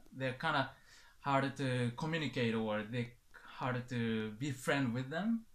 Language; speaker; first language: English; non-native, fluent; Japanese